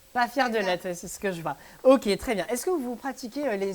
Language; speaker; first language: French; native; French